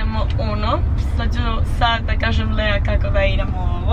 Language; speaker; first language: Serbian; early bilingual, heritage; Serbian